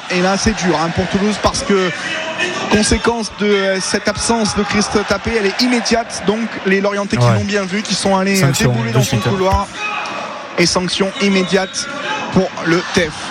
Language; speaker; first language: French; native; French